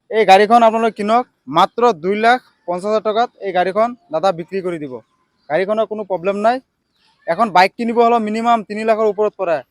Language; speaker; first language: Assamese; non-native, local second language; Bangla